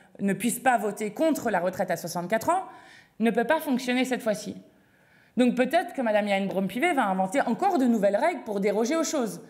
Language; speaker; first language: French; native; French